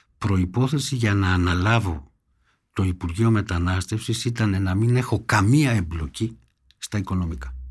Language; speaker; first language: Greek; native; Greek